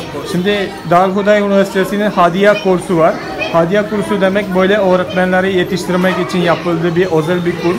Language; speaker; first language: Turkish; non-native, fluent; Malayalam